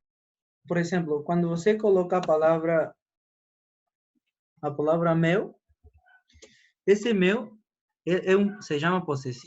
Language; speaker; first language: Portuguese; non-native, fluent; Spanish